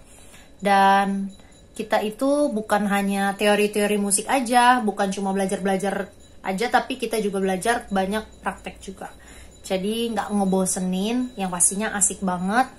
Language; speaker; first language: Indonesian; native; Indonesian